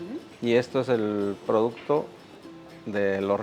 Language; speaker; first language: Spanish; native; Spanish